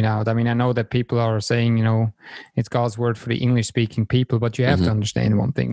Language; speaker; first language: English; non-native, fluent; German